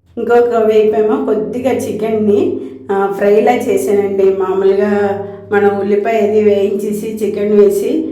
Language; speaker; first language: Telugu; non-native, local second language; Tamil